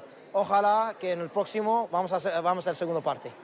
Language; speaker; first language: Spanish; non-native, learner; Arabic